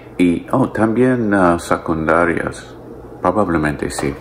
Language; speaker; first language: Spanish; non-native, learner; English